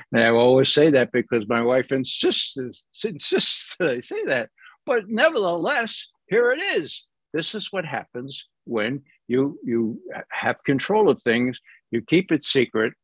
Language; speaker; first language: English; native; English